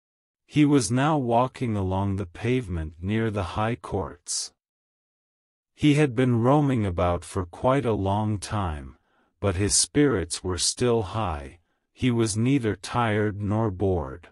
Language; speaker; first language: English; non-native, local second language; Urdu